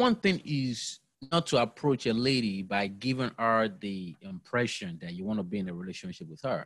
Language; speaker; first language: English; non-native, local second language; Yoruba